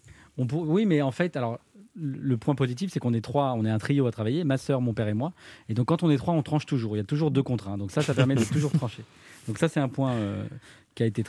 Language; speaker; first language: French; native; French